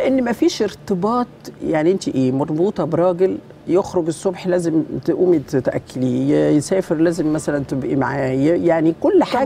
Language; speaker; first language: Arabic; native; Arabic